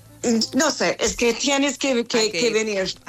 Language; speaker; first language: Spanish; non-native, fluent; English